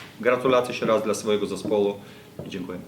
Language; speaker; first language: Polish; non-native, fluent; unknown